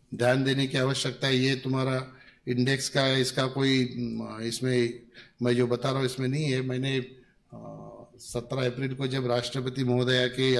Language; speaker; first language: Hindi; non-native, local second language; Marathi